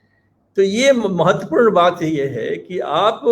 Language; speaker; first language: Hindi; native; Hindi